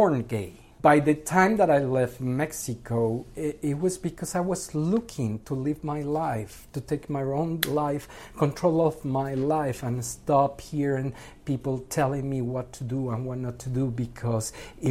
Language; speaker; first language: English; non-native, fluent; Spanish